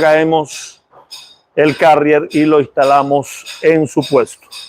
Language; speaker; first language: Spanish; native; Spanish